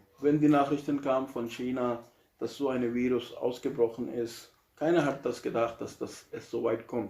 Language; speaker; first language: German; non-native, learner; Urdu